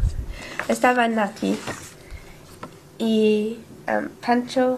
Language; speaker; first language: Spanish; non-native, learner; English